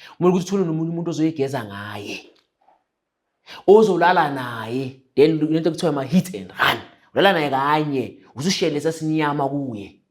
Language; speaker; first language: Zulu; native; Zulu